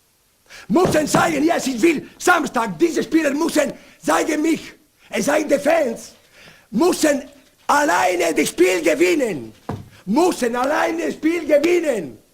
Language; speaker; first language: German; non-native, learner; Italian